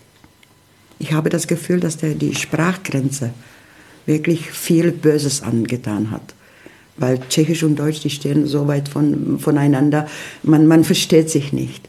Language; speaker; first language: German; early bilingual, heritage; Czech